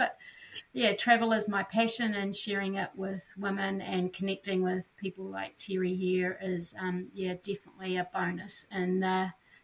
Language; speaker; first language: English; native; English